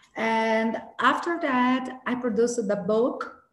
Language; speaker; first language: English; non-native, fluent; Portuguese